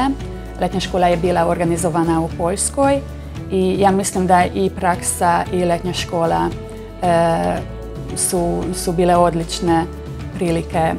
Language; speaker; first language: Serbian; non-native, local second language; Hungarian